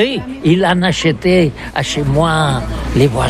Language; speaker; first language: French; non-native, learner; Catalan